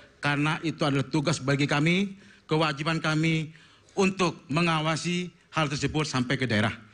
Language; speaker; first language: Indonesian; non-native, local second language; Madurese